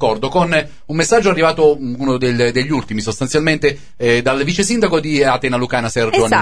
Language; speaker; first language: Italian; native; Italian